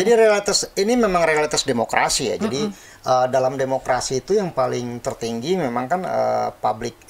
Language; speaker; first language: Indonesian; native; Indonesian